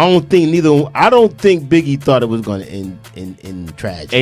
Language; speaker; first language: English; native; English